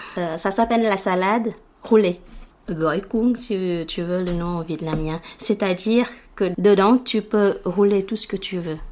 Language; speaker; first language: French; non-native, fluent; Vietnamese